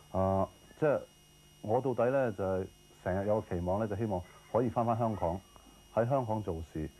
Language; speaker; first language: Cantonese; early bilingual, heritage; Cantonese